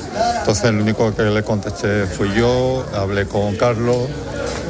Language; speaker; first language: Spanish; native; Spanish